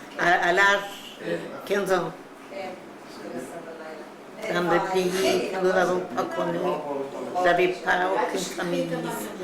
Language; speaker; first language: French; non-native, learner; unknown